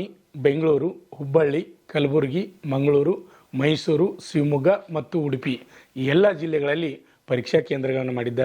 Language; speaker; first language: Kannada; native; Kannada